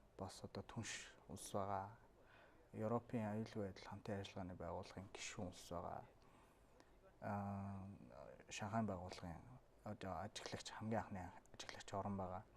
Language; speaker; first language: Mongolian; native; Mongolian